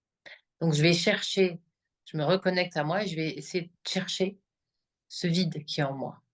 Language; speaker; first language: French; native; French